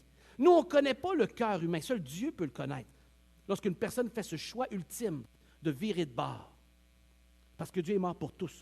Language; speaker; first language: French; native; French